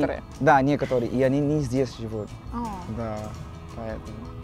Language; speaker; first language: Russian; non-native, learner; Portuguese